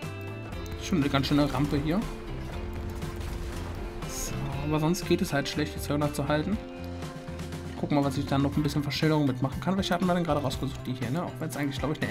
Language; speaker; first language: German; native; German